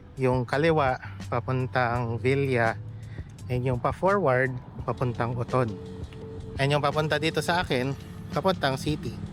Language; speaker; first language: Filipino; non-native, local second language; Hiligaynon